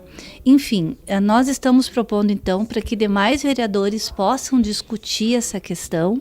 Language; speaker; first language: Portuguese; native; Portuguese